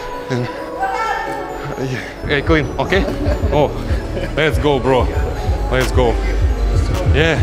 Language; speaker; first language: English; non-native, learner; Russian